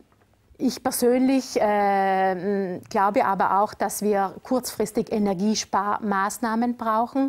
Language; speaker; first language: German; native; German